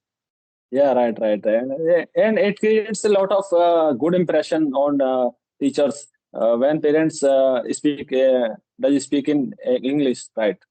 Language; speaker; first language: English; non-native, local second language; Hindi